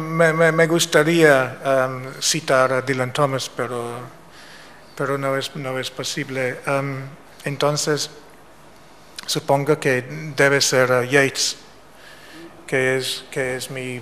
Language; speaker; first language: Spanish; non-native, fluent; English